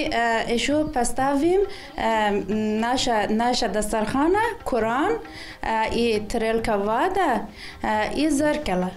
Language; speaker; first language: Russian; non-native, learner; Persian